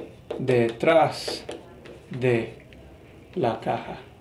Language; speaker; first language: Spanish; non-native, fluent; English